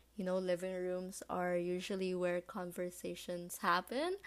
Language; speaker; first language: English; non-native, local second language; Filipino